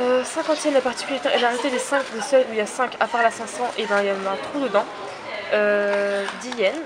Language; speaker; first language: French; native; French